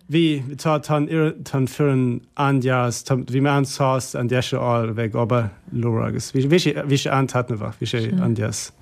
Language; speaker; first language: Irish; non-native, fluent; German